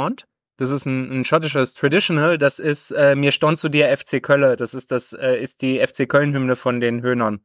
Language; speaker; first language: German; native; German